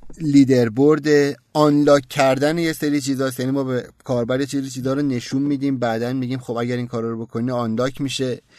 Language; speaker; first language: Persian; native; Persian